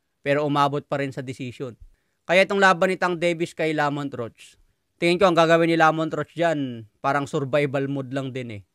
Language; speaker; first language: Filipino; native; Filipino